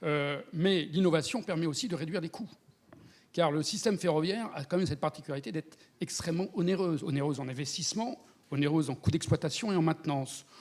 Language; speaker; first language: French; native; French